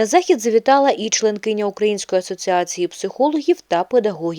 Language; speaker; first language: Ukrainian; native; Ukrainian